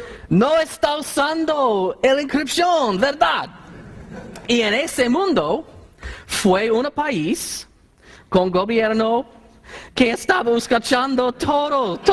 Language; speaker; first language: Spanish; non-native, learner; English